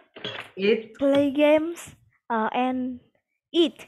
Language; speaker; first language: English; non-native, learner; Vietnamese